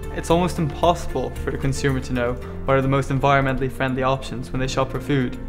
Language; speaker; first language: English; native; English